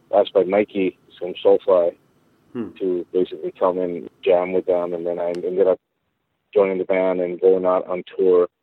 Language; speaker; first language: English; early bilingual, other home language; Spanish